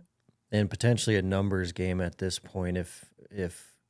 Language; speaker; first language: English; native; English